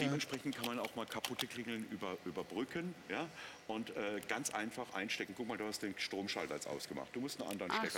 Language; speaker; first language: German; native; German